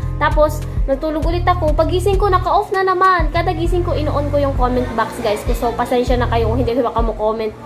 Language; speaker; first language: Filipino; non-native, local second language; Bikol